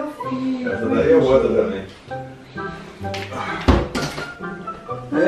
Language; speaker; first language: Portuguese; native; Portuguese